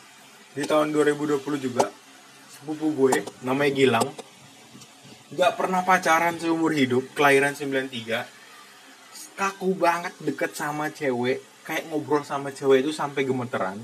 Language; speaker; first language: Indonesian; native; Indonesian